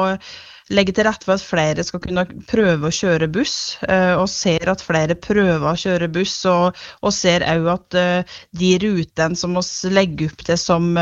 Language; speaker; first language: Norwegian; native; Norwegian